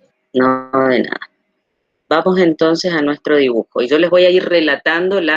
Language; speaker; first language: Spanish; native; Spanish